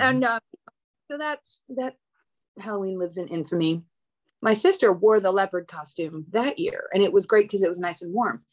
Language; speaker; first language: English; native; English